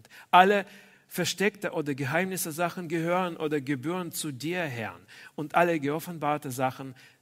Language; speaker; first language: German; non-native, fluent; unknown